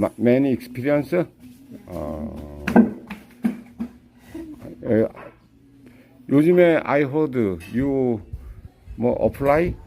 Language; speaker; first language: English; non-native, learner; Korean